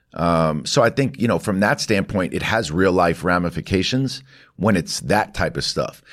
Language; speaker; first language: English; native; English